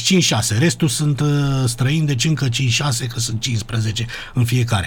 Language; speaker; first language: Romanian; native; Romanian